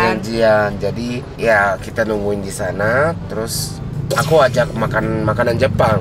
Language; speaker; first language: Indonesian; non-native, fluent; Japanese